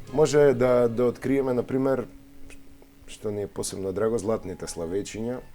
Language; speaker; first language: Macedonian; native; Macedonian